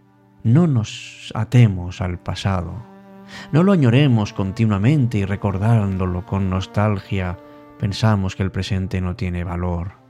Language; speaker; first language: Spanish; native; Spanish